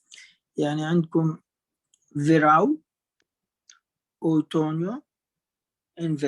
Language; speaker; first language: Portuguese; non-native, learner; Arabic